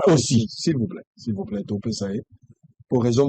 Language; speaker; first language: French; non-native, local second language; Lingala